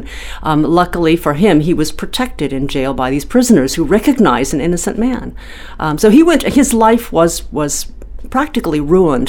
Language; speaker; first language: English; native; English